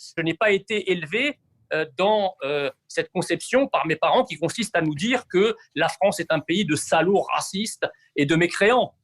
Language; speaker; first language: French; early bilingual, other home language; Arabic